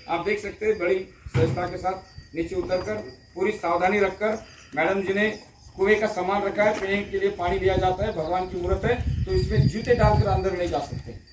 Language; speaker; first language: Hindi; non-native, local second language; Marathi